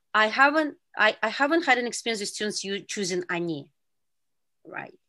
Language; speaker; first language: English; non-native, fluent; Uzbek